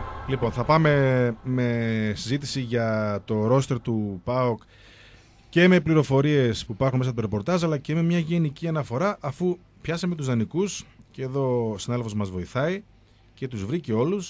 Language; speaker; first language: Greek; native; Greek